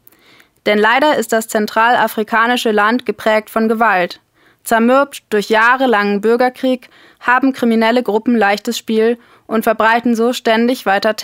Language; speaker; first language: German; native; German